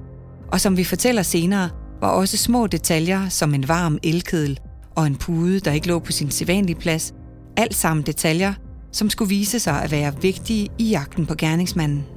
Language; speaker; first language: Danish; native; Danish